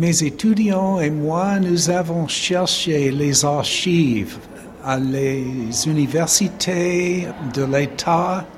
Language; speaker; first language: French; non-native, fluent; English